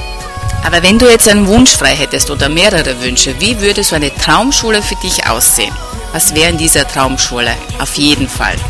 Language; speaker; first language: German; native; German